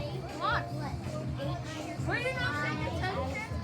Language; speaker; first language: English; native; English